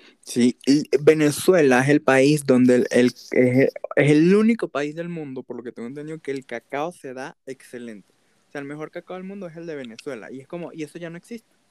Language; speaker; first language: Spanish; native; Spanish